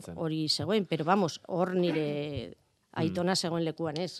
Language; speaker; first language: Basque; non-native, local second language; Spanish